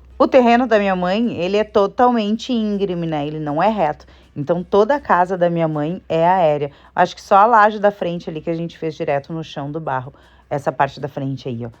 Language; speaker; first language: Portuguese; native; Portuguese